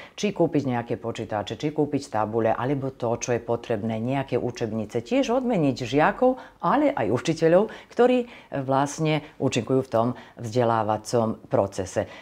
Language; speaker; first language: Slovak; native; Slovak